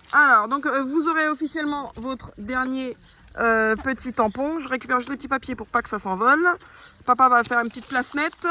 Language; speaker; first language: French; native; French